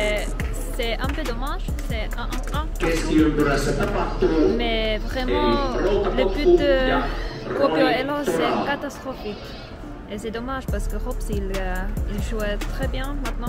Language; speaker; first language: French; non-native, learner; Finnish